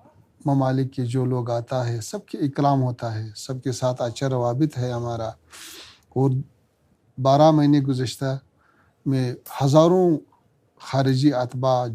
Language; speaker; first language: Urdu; non-native, learner; Pashto